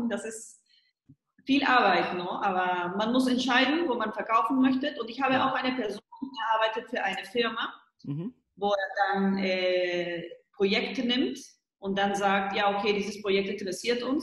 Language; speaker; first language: German; early bilingual, heritage; Spanish